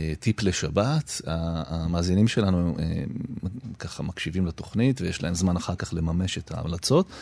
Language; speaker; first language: Hebrew; native; Hebrew